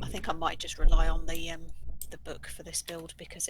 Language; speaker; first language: English; native; English